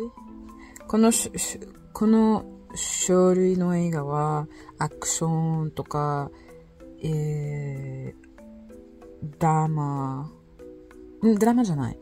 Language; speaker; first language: Japanese; non-native, learner; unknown